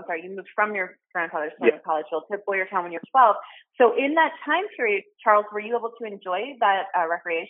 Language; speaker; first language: English; native; English